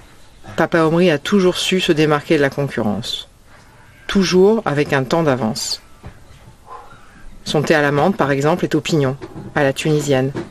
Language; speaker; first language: French; native; French